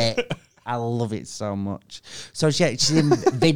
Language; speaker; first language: English; native; English